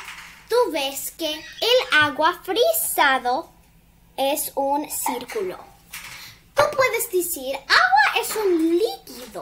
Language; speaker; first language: Spanish; early bilingual, heritage; Spanish